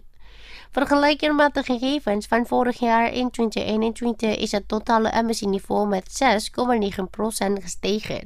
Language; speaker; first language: Dutch; non-native, fluent; Indonesian